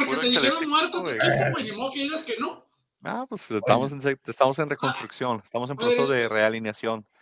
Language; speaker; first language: Spanish; native; Spanish